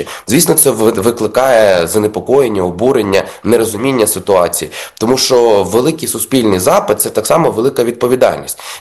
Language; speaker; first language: Ukrainian; native; Ukrainian